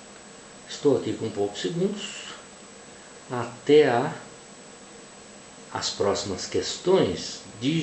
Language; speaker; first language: Portuguese; native; Portuguese